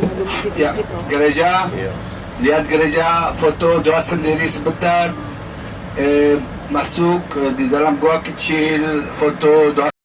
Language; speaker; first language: Indonesian; non-native, learner; Hebrew